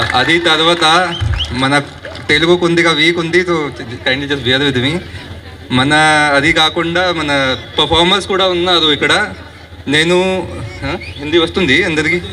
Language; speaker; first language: Telugu; non-native, learner; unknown